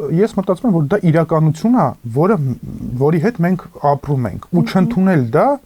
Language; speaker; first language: Armenian; native; Armenian